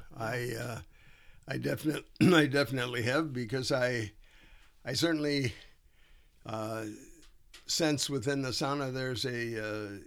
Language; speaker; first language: English; native; English